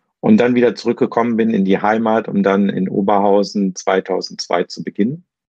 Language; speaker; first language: German; native; German